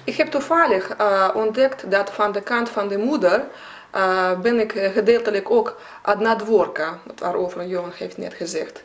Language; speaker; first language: Dutch; non-native, fluent; Russian